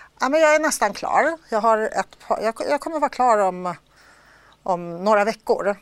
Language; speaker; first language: Swedish; early bilingual, other home language; Polish